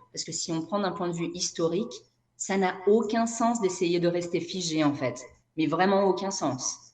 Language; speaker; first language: French; non-native, fluent; Portuguese